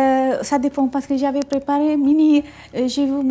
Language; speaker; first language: French; non-native, learner; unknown